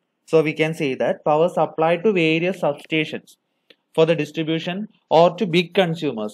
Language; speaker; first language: English; non-native, local second language; Malayalam